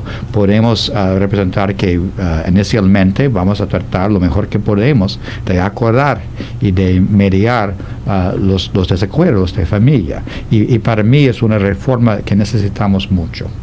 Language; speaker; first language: Spanish; non-native, fluent; English